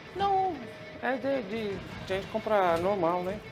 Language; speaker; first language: Portuguese; non-native, learner; Punjabi